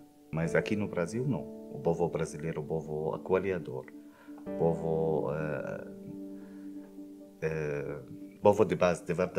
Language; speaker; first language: Portuguese; non-native, learner; Arabic